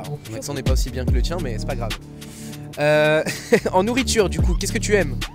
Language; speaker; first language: French; native; French